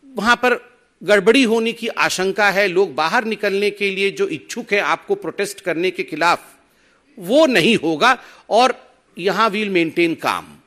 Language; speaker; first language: Hindi; non-native, local second language; Odia